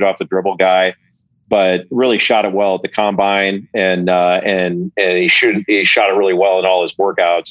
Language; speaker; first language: English; native; English